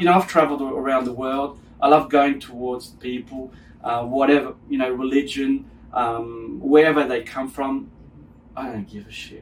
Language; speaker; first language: English; non-native, fluent; French